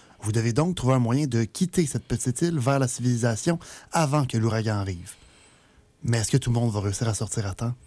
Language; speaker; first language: French; native; French